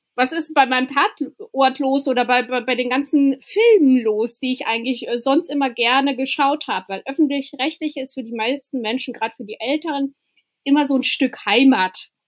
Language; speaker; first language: German; early bilingual, other home language; Albanian